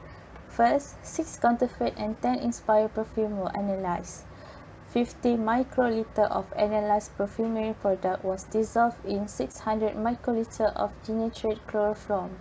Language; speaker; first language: English; non-native, fluent; Malay